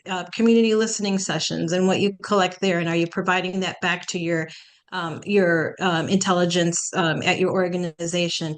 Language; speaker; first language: English; early bilingual, other home language; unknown